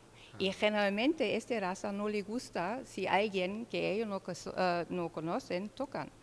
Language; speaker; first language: Spanish; non-native, learner; German